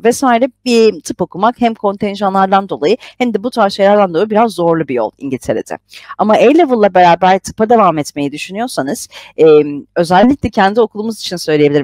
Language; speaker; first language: Turkish; native; Turkish